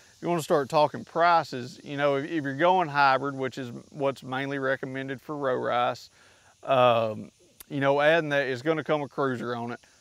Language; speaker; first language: English; native; English